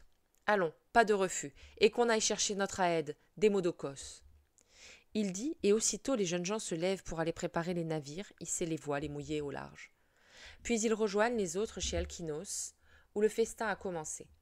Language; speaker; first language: French; native; French